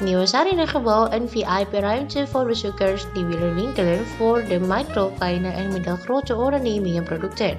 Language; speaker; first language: Dutch; non-native, fluent; Indonesian